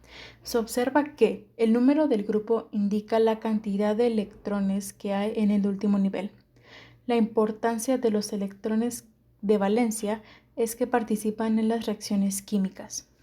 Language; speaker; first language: Spanish; native; Spanish